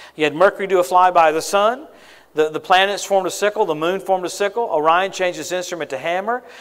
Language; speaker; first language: English; native; English